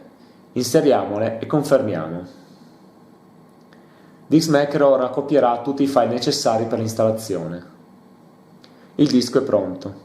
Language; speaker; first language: Italian; native; Italian